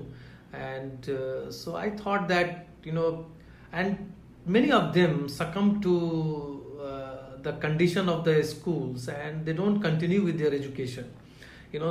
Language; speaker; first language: English; non-native, local second language; Hindi